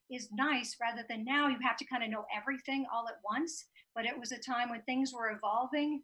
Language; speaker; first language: English; native; English